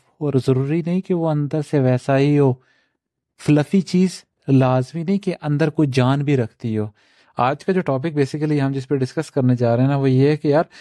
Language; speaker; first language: Urdu; native; Urdu